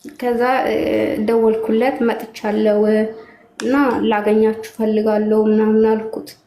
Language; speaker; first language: Amharic; native; Amharic